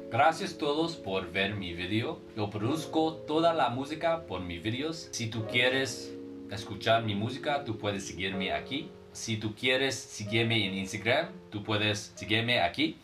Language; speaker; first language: Spanish; non-native, learner; English